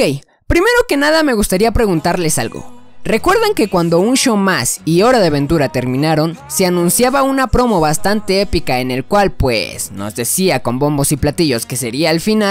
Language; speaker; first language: Spanish; native; Spanish